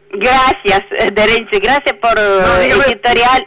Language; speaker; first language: Spanish; non-native, fluent; Russian